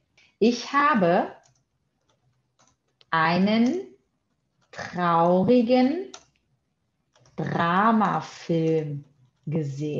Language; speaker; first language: German; non-native, fluent; Portuguese